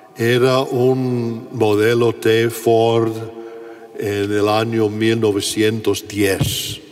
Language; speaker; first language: Spanish; non-native, fluent; English